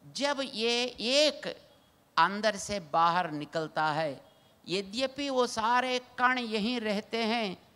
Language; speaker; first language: Hindi; non-native, local second language; Telugu